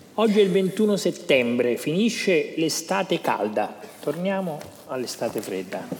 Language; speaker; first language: Italian; native; Italian